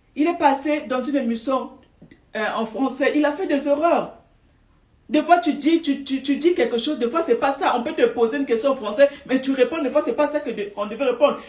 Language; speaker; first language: French; non-native, local second language; Lingala